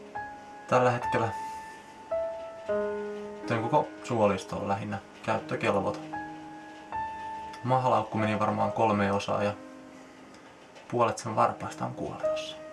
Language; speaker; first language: Finnish; native; Finnish